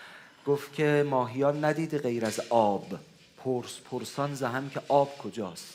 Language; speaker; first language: Persian; native; Persian